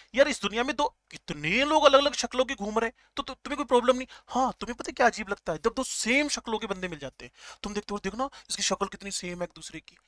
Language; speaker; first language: Hindi; native; Hindi